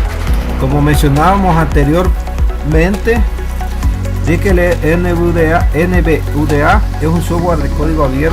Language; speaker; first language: Spanish; native; Spanish